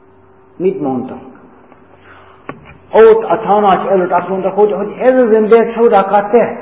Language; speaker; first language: Hungarian; non-native, learner; English